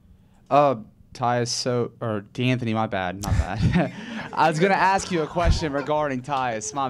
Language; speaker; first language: English; native; English